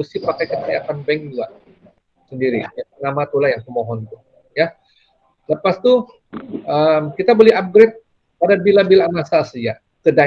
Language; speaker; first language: Indonesian; non-native, local second language; Malay